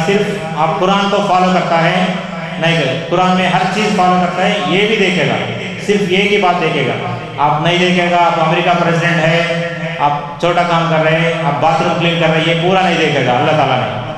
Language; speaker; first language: Hindi; non-native, learner; Telugu